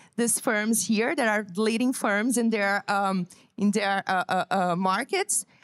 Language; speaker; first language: English; non-native, fluent; Portuguese